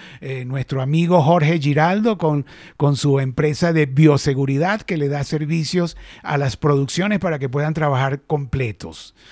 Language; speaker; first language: Spanish; native; Spanish